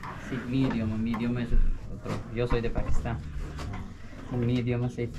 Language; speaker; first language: Spanish; non-native, learner; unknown